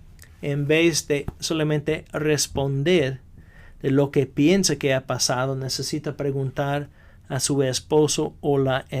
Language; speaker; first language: Spanish; non-native, fluent; English